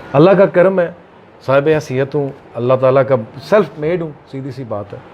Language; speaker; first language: Urdu; non-native, local second language; Punjabi